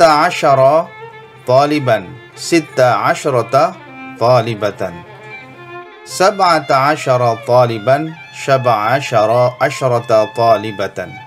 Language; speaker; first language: Arabic; non-native, fluent; Indonesian